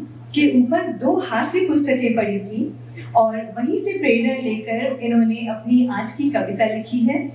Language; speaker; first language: Hindi; native; Hindi